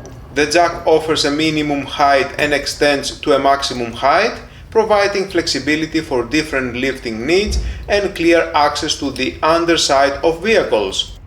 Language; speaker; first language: English; non-native, fluent; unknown